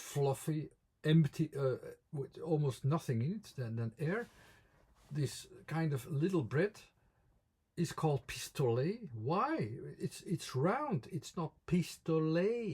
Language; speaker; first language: English; non-native, fluent; Dutch